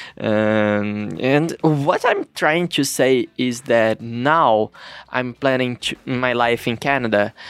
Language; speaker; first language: English; non-native, learner; Portuguese